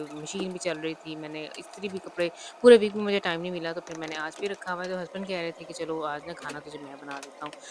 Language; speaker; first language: Urdu; non-native, local second language; Punjabi